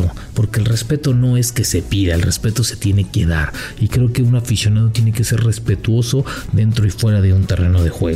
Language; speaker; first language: Spanish; native; Spanish